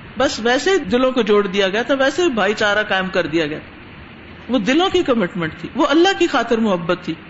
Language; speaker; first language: Urdu; non-native, local second language; Punjabi